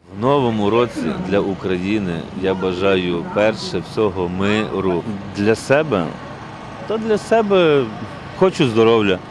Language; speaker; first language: Ukrainian; native; Ukrainian